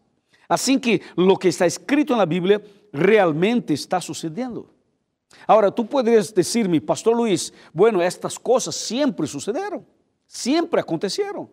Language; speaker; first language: Spanish; non-native, fluent; Portuguese